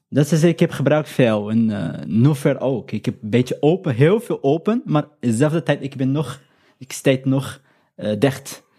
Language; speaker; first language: Dutch; non-native, learner; Arabic